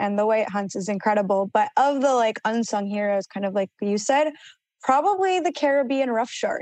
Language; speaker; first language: English; early bilingual, other home language; Spanish